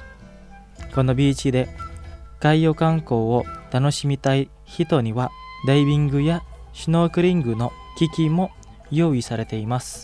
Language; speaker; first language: Japanese; non-native, fluent; Indonesian